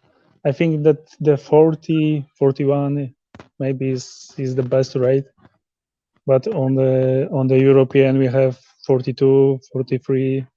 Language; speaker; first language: English; non-native, learner; Polish